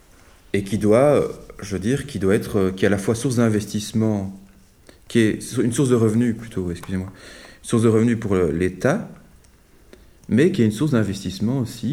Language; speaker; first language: French; native; French